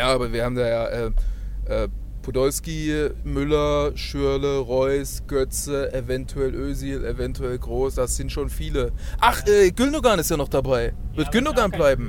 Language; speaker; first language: German; native; German